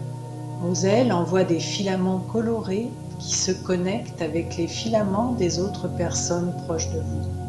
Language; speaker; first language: French; native; French